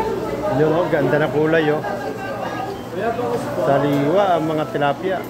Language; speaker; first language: Filipino; native; Filipino